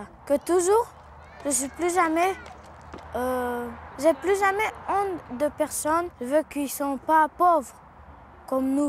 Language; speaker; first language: French; early bilingual, other home language; Romany